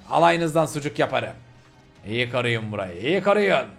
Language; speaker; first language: Turkish; native; Turkish